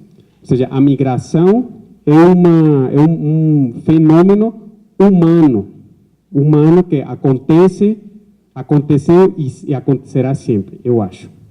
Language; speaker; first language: Portuguese; non-native, fluent; Spanish